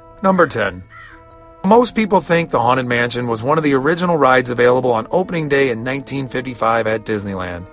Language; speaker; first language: English; native; English